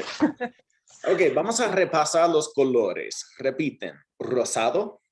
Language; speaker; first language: Spanish; non-native, fluent; English